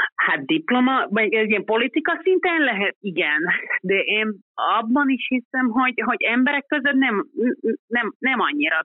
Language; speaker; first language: Hungarian; non-native, fluent; Finnish